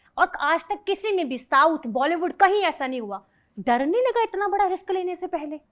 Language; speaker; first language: Hindi; native; Hindi